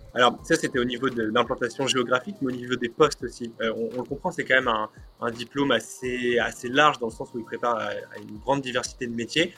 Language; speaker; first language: French; native; French